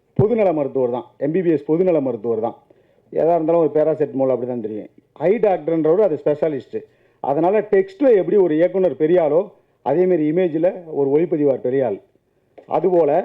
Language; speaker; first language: Tamil; native; Tamil